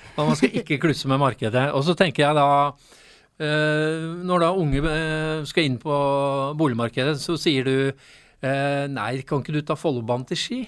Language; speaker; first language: Norwegian; native; Norwegian